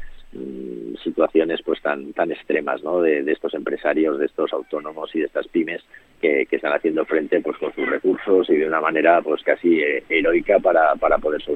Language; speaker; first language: Spanish; native; Spanish